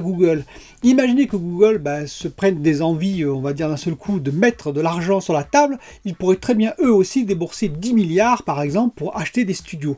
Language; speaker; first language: French; native; French